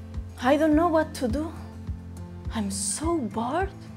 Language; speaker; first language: English; non-native, fluent; Spanish